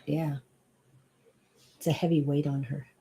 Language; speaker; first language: English; native; English